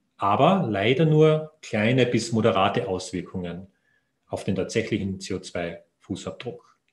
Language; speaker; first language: German; native; German